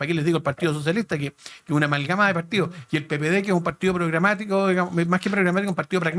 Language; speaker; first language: Spanish; native; Spanish